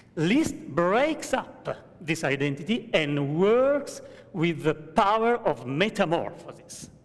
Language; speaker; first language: English; non-native, fluent; Italian